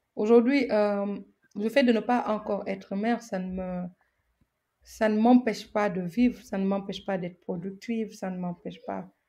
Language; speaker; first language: French; non-native, local second language; Wolof